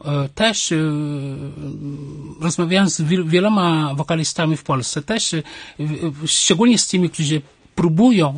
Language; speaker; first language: Polish; non-native, fluent; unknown